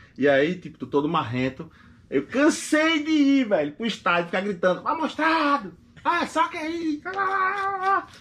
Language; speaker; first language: Portuguese; native; Portuguese